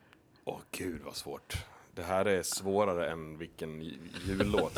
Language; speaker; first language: Swedish; native; Swedish